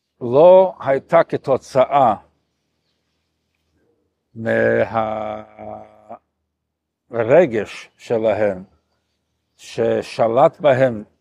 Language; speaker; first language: Hebrew; non-native, fluent; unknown